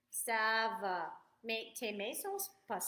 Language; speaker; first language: French; non-native, fluent; English